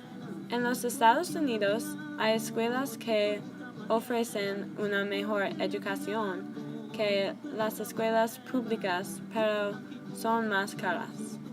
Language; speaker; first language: Spanish; non-native, learner; English